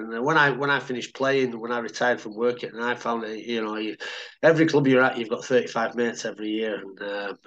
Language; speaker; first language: English; native; English